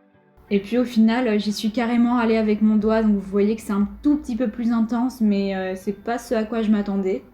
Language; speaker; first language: French; native; French